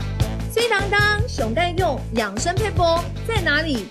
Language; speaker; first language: Chinese; native; Chinese